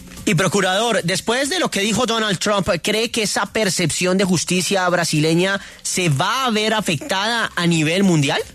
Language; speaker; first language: Spanish; native; Spanish